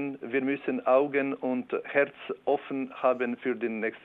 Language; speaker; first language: German; non-native, learner; Albanian